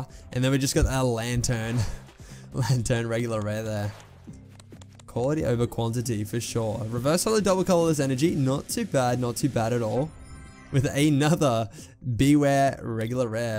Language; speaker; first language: English; native; English